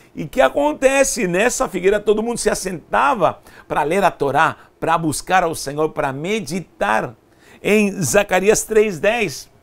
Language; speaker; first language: Portuguese; non-native, fluent; Spanish